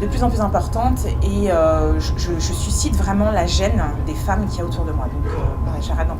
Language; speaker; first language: French; native; French